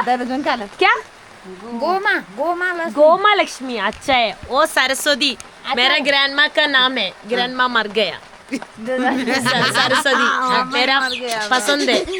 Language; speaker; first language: Hindi; non-native, learner; Malayalam